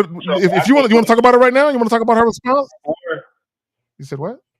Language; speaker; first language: English; native; English